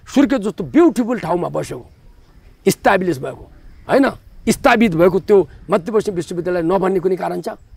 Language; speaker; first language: Nepali; native; Nepali